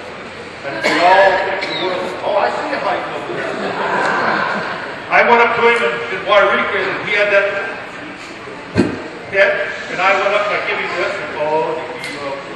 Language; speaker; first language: English; native; English